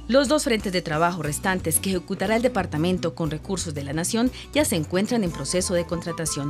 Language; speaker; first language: Spanish; native; Spanish